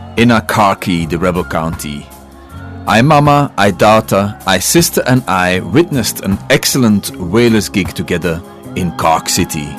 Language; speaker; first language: English; non-native, fluent; Dutch